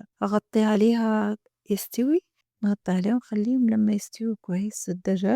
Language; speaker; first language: Arabic; native; Arabic